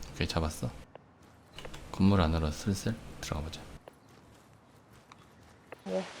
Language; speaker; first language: Korean; native; Korean